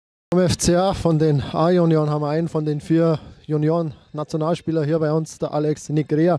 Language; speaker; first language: German; native; German